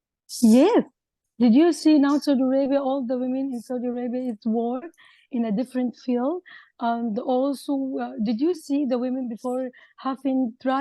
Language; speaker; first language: English; non-native, learner; Arabic